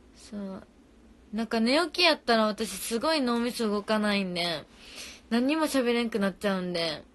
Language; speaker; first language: Japanese; native; Japanese